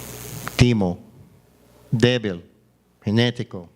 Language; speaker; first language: Spanish; non-native, learner; English